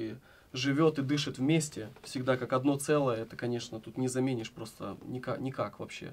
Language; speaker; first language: Russian; native; Russian